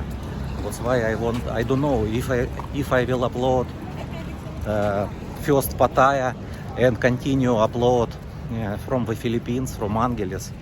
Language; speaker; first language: English; non-native, learner; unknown